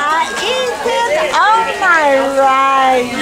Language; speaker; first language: English; non-native, learner; French